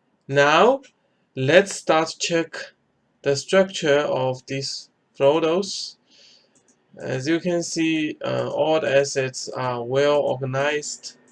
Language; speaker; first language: English; non-native, fluent; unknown